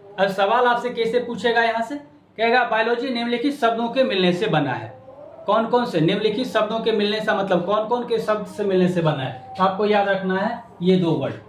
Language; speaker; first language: Hindi; native; Hindi